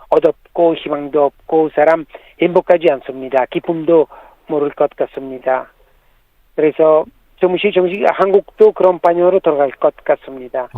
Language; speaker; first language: Korean; non-native, learner; Italian